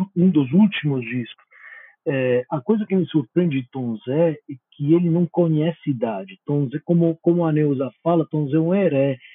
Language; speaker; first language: Portuguese; non-native, fluent; Italian